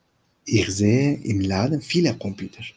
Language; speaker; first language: German; non-native, fluent; Turkish